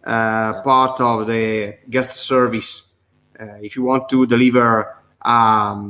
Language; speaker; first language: English; non-native, learner; Italian